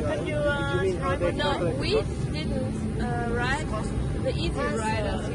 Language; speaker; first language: English; non-native, fluent; German